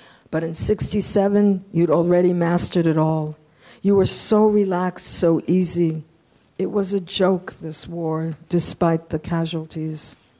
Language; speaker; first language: English; early bilingual, other home language; Polish